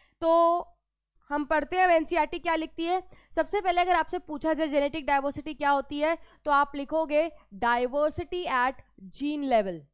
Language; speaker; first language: Hindi; native; Hindi